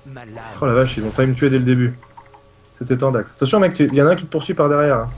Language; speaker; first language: French; native; French